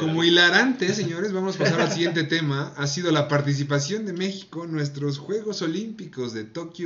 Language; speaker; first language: Spanish; native; Spanish